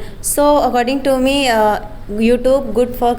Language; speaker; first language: English; non-native, learner; Hindi